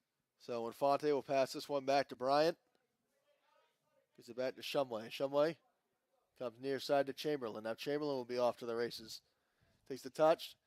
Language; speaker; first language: English; native; English